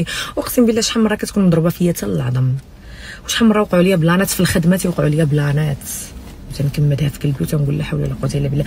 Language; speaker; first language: Arabic; native; Arabic